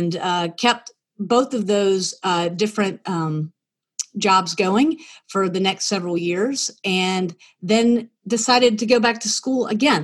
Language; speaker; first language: English; native; English